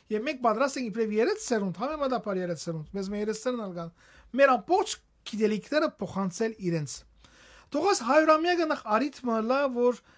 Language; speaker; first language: Armenian; native; Armenian